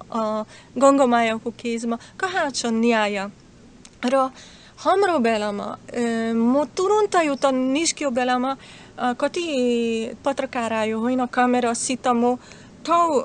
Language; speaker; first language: Nepali; non-native, learner; Slovak